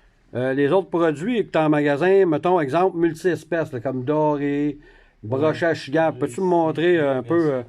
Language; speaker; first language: French; native; French